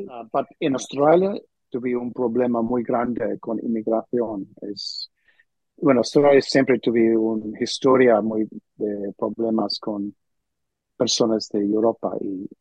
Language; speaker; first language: Spanish; early bilingual, heritage; Spanish